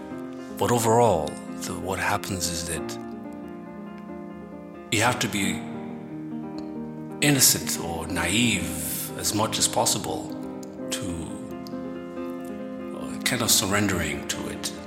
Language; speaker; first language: English; non-native, local second language; Bini